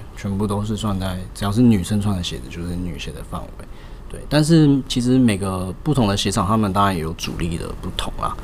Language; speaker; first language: Chinese; native; Chinese